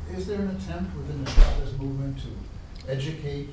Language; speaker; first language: English; native; English